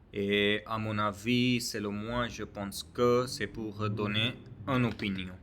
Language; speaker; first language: French; non-native, learner; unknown